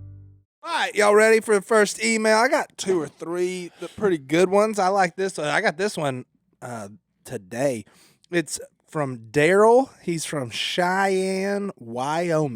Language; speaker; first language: English; native; English